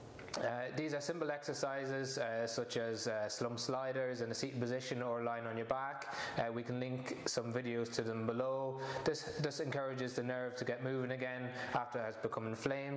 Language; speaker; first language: English; native; English